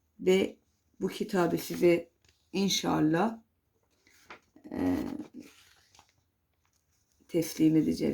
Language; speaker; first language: Turkish; non-native, fluent; Persian